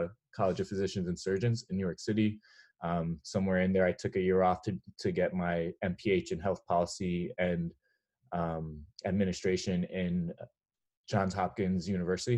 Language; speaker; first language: English; native; English